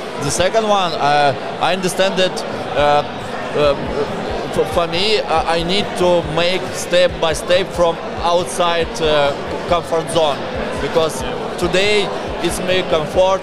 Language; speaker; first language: English; non-native, learner; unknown